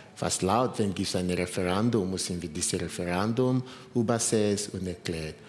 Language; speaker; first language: German; non-native, learner; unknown